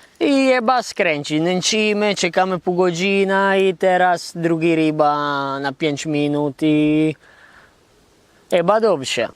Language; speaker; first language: Polish; non-native, learner; Italian